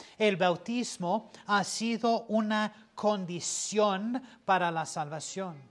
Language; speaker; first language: Spanish; non-native, fluent; English